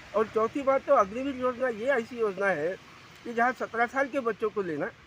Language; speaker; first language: Hindi; non-native, local second language; Marathi